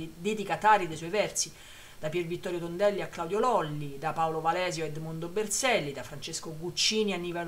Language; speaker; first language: Italian; native; Italian